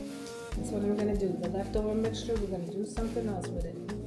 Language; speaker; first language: English; native; English